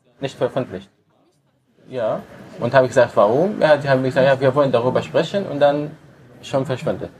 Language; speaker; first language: German; non-native, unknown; Arabic